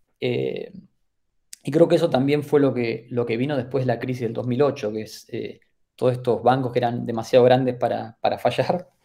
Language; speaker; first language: Spanish; native; Spanish